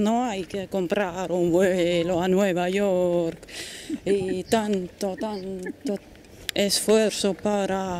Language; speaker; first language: Spanish; non-native, fluent; German